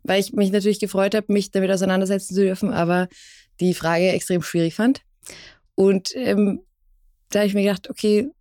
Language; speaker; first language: German; native; German